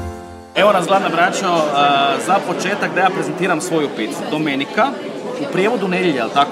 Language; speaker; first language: Croatian; native; Croatian